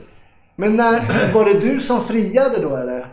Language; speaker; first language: Swedish; native; Swedish